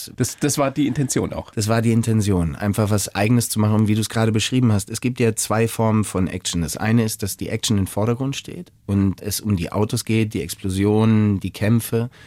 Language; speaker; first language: German; native; German